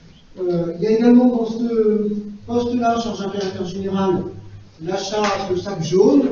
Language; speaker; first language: French; native; French